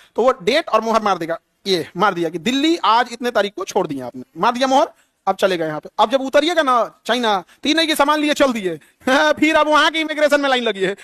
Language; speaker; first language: Hindi; native; Hindi